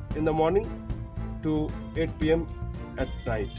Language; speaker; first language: English; non-native, local second language; Nepali